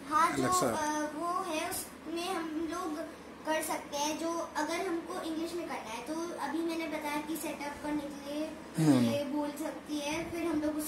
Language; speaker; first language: Hindi; native; Hindi